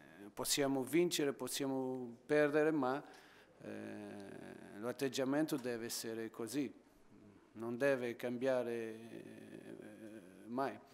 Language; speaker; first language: Italian; non-native, fluent; Portuguese